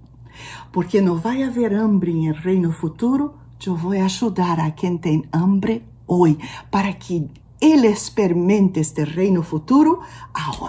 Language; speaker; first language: Spanish; non-native, learner; Portuguese